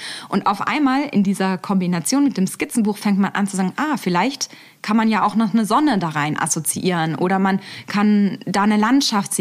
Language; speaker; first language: German; native; German